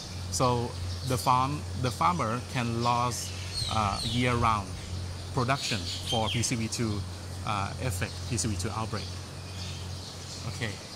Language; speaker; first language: English; non-native, fluent; Thai